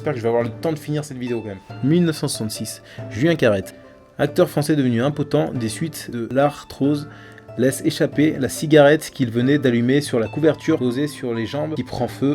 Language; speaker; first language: French; native; French